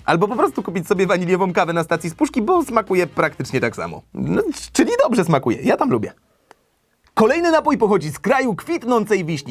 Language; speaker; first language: Polish; native; Polish